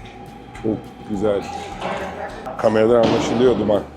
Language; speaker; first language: Turkish; native; Turkish